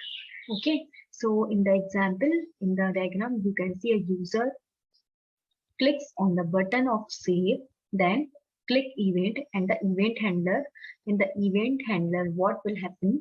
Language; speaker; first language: English; non-native, local second language; Hindi